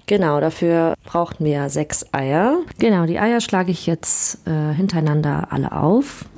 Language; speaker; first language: German; early bilingual, other home language; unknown